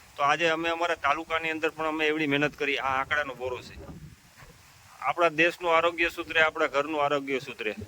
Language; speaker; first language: Gujarati; native; Gujarati